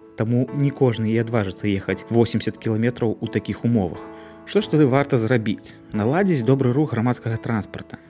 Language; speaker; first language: Belarusian; native; Belarusian